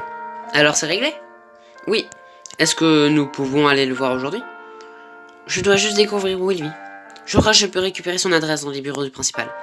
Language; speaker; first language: French; native; French